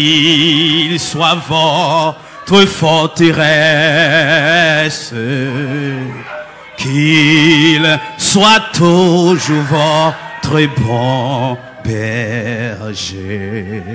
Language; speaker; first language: French; non-native, local second language; Haitian Creole